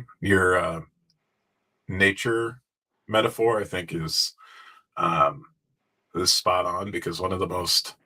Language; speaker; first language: English; native; English